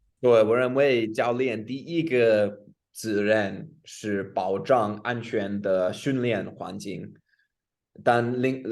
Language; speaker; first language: Chinese; non-native, fluent; English